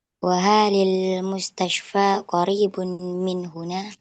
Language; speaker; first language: Arabic; non-native, learner; Indonesian